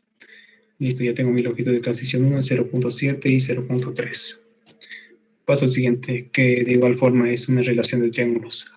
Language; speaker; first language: Spanish; native; Spanish